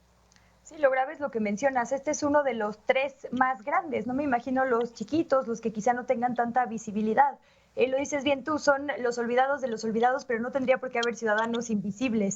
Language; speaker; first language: Spanish; native; Spanish